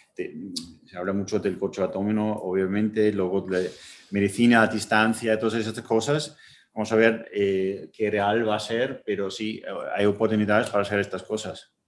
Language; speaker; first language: Spanish; non-native, fluent; German